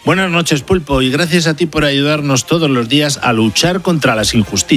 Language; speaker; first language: Spanish; native; Spanish